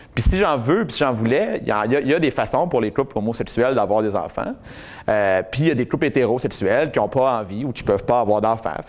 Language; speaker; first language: French; native; French